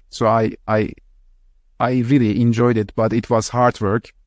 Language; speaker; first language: English; non-native, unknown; Turkish